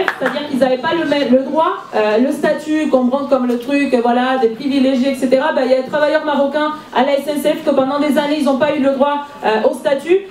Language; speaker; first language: French; non-native, fluent; Spanish